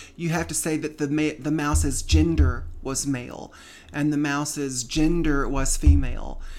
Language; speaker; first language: English; native; English